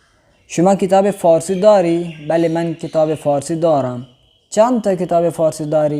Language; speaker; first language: Persian; non-native, fluent; Urdu